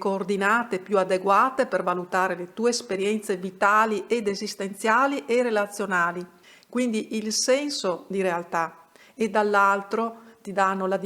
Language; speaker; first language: Italian; native; Italian